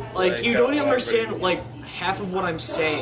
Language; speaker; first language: English; native; English